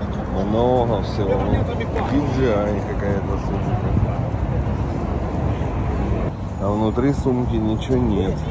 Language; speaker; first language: Russian; native; Russian